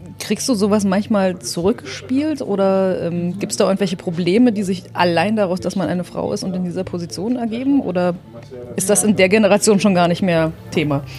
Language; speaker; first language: German; native; German